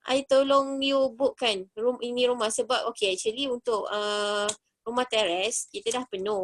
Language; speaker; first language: Malay; native; Malay